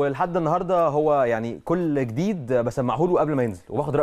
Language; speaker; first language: Arabic; native; Arabic